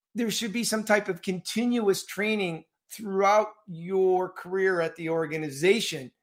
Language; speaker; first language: English; native; English